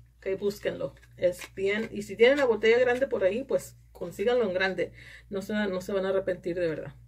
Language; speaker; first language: Spanish; early bilingual, heritage; Spanish